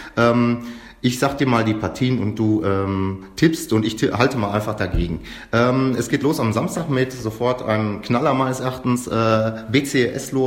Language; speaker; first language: German; native; German